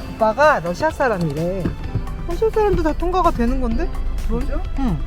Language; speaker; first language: Korean; native; Korean